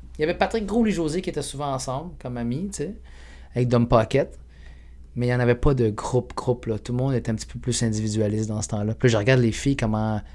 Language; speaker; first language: French; early bilingual, other home language; Arabic